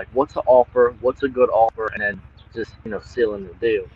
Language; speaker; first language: English; native; English